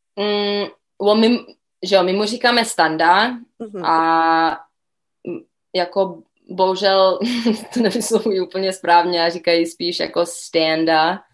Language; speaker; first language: Czech; early bilingual, other home language; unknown